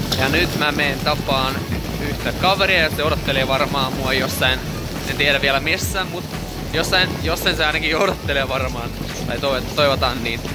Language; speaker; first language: Finnish; non-native, fluent; Russian